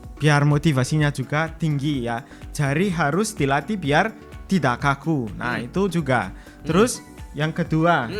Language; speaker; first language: Indonesian; non-native, fluent; Malagasy